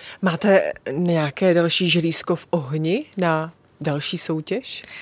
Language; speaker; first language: Czech; native; Czech